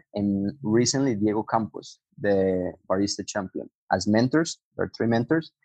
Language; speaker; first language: English; non-native, fluent; Spanish